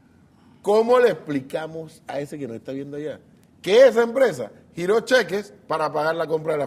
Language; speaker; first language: Spanish; native; Spanish